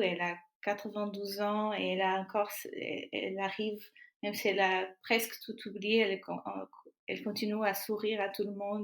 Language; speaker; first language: French; non-native, fluent; Portuguese